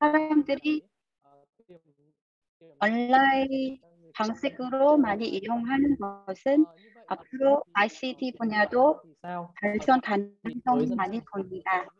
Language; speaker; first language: Korean; non-native, fluent; Vietnamese